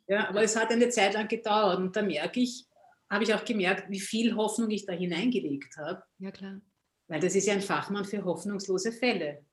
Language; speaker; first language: German; native; German